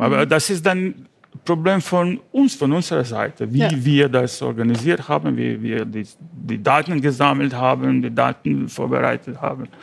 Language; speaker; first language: German; non-native, fluent; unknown